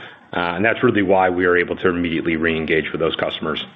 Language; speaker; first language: English; native; English